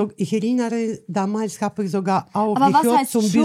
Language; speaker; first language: German; non-native, learner; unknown